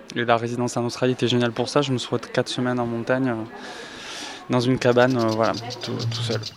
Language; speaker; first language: French; native; French